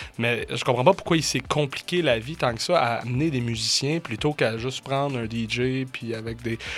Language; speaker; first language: French; native; French